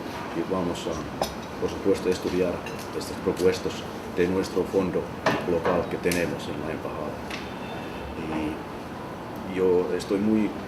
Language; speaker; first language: Spanish; non-native, fluent; Finnish